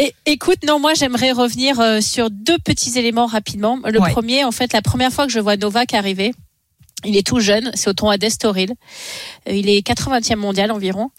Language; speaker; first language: French; native; French